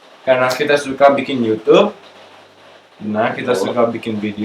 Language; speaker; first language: Indonesian; non-native, local second language; English